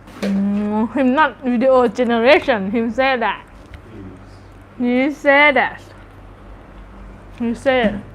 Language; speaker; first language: English; non-native, learner; Thai